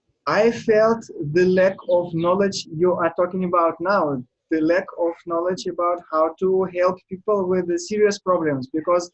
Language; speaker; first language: English; non-native, learner; Russian